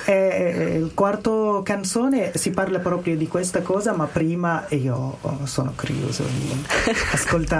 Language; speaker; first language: Italian; non-native, learner; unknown